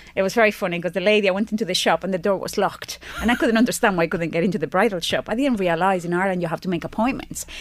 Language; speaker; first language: English; non-native, fluent; Spanish